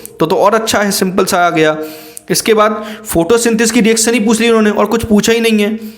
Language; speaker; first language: Hindi; native; Hindi